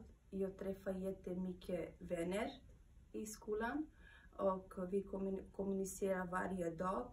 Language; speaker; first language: Swedish; non-native, learner; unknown